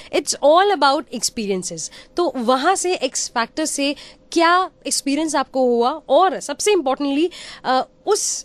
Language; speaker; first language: Hindi; native; Hindi